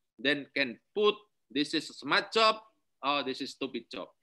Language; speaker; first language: English; non-native, learner; Indonesian